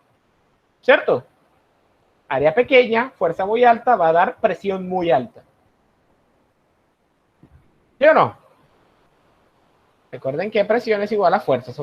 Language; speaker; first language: Spanish; native; Spanish